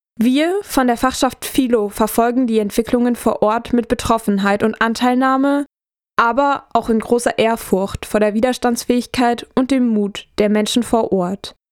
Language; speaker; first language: German; native; German